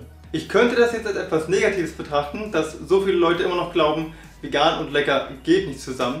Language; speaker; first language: German; native; German